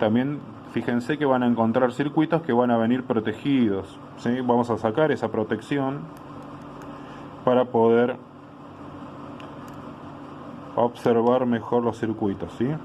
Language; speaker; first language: Spanish; native; Spanish